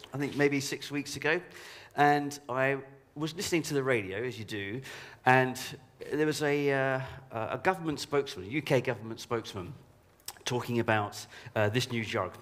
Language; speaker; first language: English; native; English